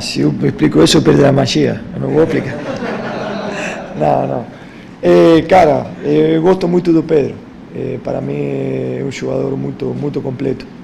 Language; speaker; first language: Portuguese; non-native, fluent; Spanish